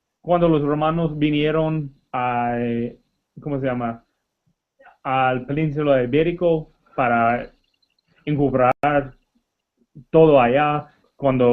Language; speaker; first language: Spanish; non-native, learner; English